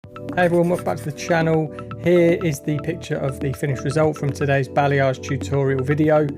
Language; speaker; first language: English; native; English